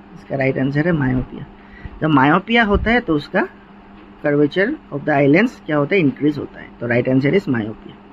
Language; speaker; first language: Hindi; non-native, local second language; Assamese